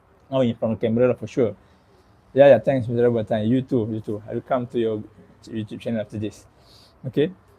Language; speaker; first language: English; non-native, local second language; Malay